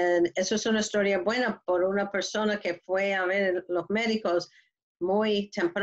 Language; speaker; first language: Spanish; non-native, learner; English